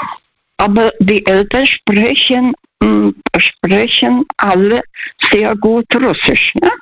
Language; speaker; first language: German; non-native, fluent; Russian